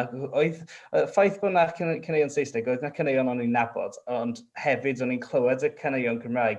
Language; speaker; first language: Welsh; non-native, local second language; English